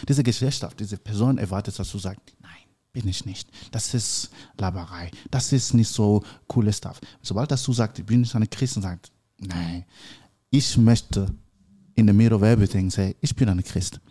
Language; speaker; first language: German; non-native, learner; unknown